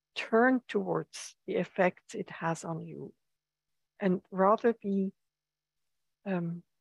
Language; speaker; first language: English; non-native, fluent; German